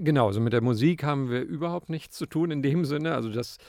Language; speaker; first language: German; native; German